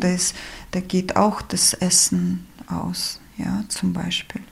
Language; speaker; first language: German; non-native, fluent; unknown